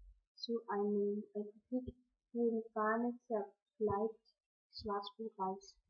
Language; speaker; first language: German; non-native, learner; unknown